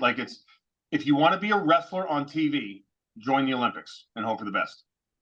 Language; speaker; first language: English; native; English